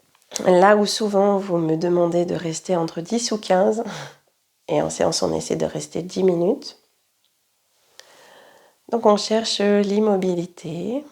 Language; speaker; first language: French; native; French